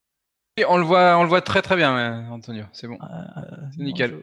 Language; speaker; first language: French; native; French